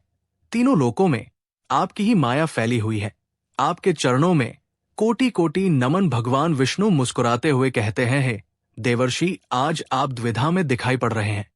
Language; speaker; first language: Hindi; native; Hindi